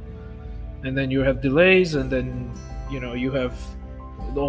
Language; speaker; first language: English; non-native, fluent; Armenian